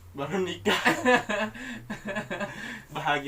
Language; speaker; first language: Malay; non-native, local second language; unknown